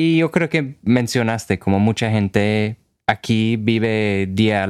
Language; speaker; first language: Spanish; non-native, fluent; English